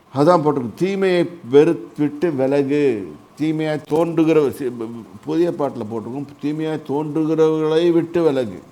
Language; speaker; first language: Tamil; native; Tamil